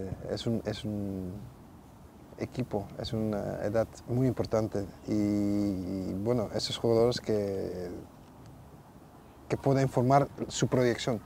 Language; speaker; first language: Spanish; non-native, fluent; Dutch